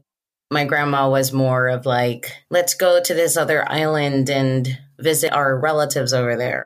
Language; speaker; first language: English; non-native, local second language; Hiligaynon